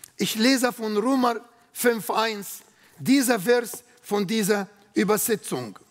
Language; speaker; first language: German; non-native, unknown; Arabic